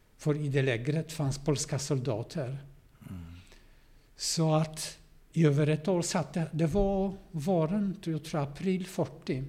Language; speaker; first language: Swedish; non-native, fluent; Polish